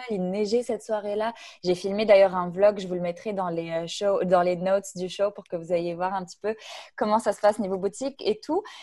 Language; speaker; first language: French; non-native, local second language; Arabic